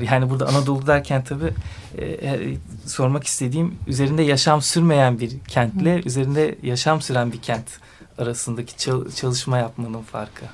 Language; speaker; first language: Turkish; native; Turkish